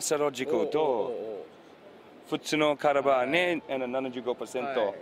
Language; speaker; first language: Japanese; non-native, learner; English